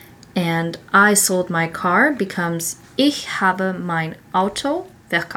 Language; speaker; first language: German; non-native, learner; English